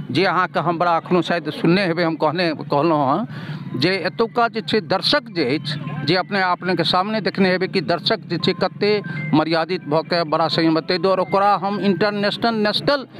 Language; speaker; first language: Maithili; native; Maithili